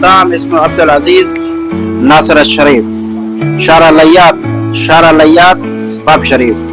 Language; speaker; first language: Arabic; non-native, learner; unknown